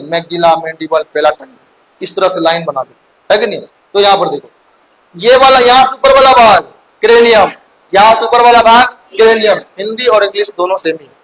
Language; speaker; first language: Hindi; native; Hindi